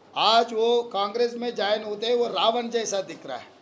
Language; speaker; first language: Hindi; non-native, local second language; Telugu